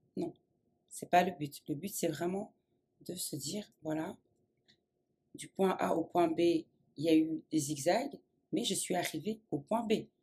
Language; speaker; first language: French; native; French